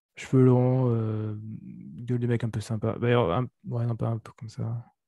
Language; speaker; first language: French; native; French